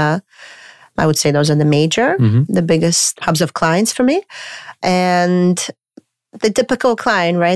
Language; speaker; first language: English; non-native, fluent; Romanian